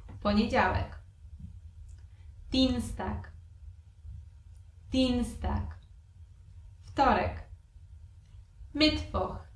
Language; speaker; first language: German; non-native, fluent; Polish